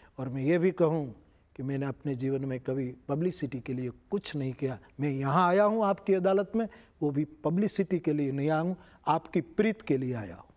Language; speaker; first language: Hindi; non-native, local second language; Gujarati